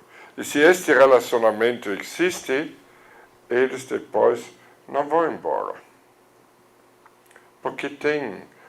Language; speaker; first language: Portuguese; non-native, fluent; German